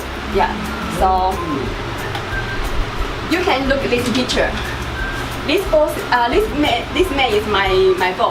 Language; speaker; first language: English; non-native, learner; Chinese